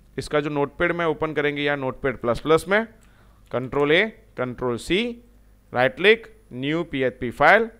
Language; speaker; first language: Hindi; non-native, local second language; Gujarati